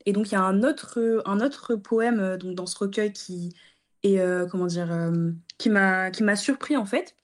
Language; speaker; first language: French; early bilingual, other home language; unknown